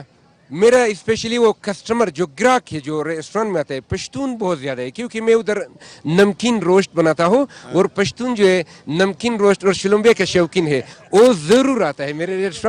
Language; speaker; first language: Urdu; non-native, local second language; Persian